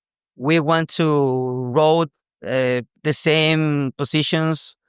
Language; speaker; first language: English; non-native, local second language; Spanish